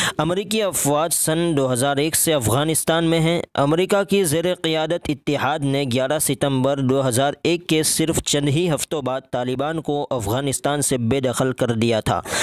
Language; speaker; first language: Urdu; native; Urdu